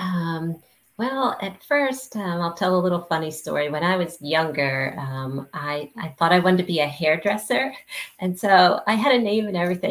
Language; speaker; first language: English; native; English